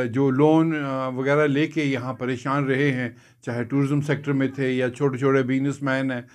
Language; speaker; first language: Hindi; non-native, local second language; Kashmiri